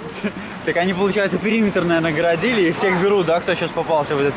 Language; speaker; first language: Russian; native; Russian